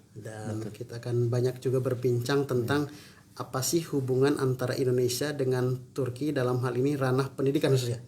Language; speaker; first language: Indonesian; native; Indonesian